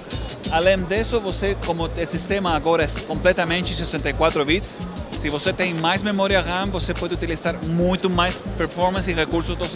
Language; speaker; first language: Portuguese; non-native, learner; Spanish